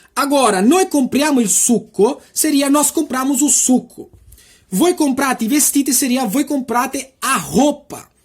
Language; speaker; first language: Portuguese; non-native, fluent; Italian